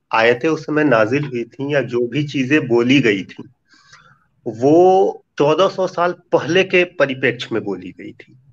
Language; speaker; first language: Hindi; native; Hindi